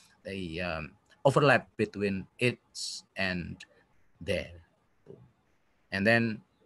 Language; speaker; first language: English; non-native, fluent; Indonesian